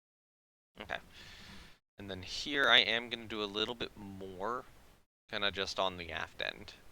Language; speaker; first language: English; native; English